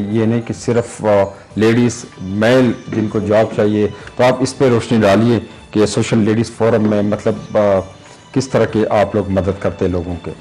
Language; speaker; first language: Urdu; non-native, local second language; Pashto